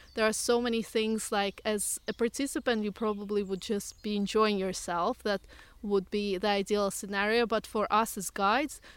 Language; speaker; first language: English; non-native, fluent; Russian